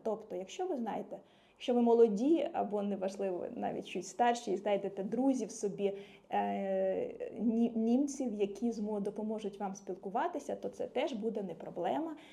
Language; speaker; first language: Ukrainian; native; Ukrainian